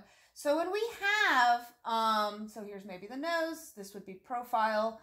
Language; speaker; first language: English; native; English